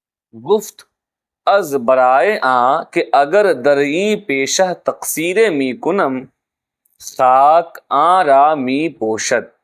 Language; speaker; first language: Persian; non-native, fluent; Urdu